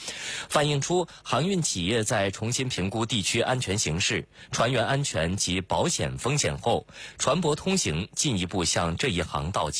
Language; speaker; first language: Chinese; native; Chinese